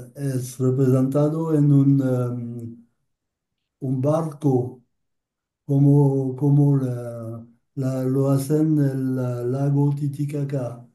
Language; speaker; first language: Spanish; non-native, learner; French